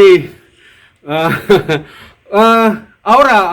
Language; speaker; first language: Spanish; non-native, learner; Indonesian